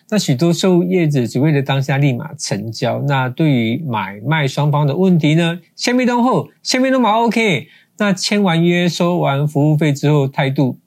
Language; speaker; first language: Chinese; native; Chinese